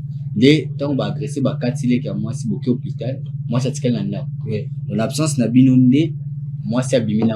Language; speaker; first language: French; non-native, local second language; Lingala